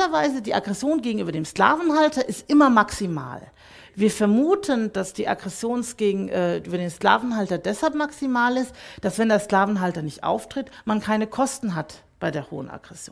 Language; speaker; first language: German; native; German